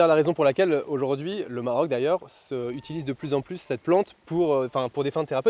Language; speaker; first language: French; native; French